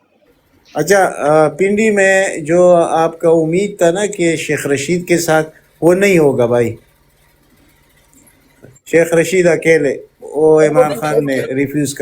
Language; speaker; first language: Urdu; native; Urdu